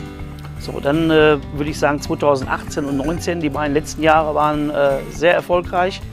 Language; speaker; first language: German; native; German